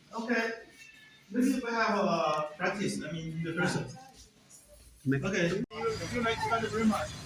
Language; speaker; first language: English; non-native, learner; Bangla